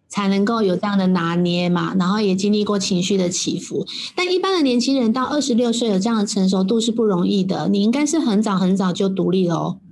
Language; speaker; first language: Chinese; native; Chinese